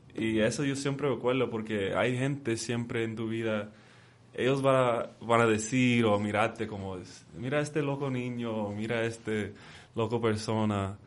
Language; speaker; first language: Spanish; early bilingual, heritage; Spanish